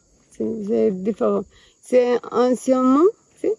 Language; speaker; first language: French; non-native, learner; Spanish